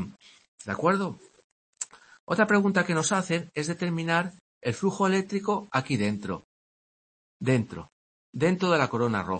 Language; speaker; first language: Spanish; native; Spanish